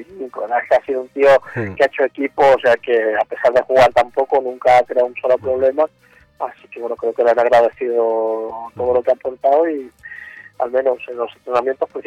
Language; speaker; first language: Spanish; native; Spanish